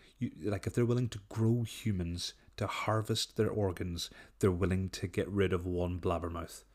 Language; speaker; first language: English; native; English